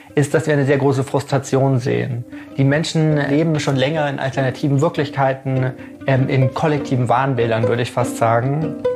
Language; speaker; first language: German; native; German